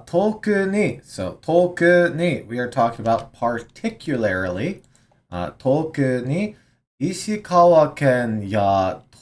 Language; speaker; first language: Japanese; non-native, learner; English